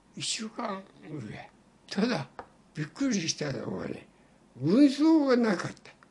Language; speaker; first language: Japanese; native; Japanese